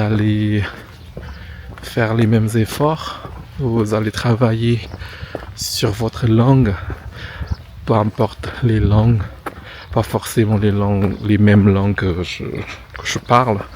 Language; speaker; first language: French; non-native, fluent; Indonesian